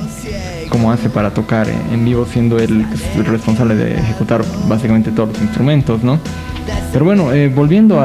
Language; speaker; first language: Spanish; native; Spanish